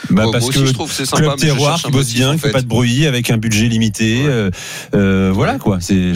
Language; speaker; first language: French; native; French